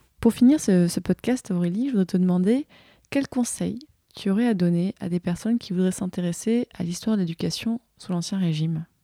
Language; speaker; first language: French; native; French